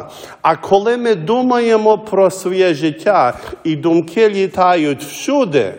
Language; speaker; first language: Ukrainian; early bilingual, heritage; Ukrainian